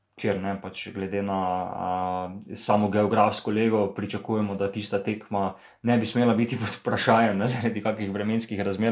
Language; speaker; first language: Slovenian; native; Slovenian